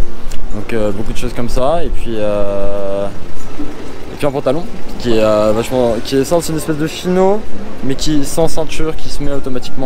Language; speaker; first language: French; native; French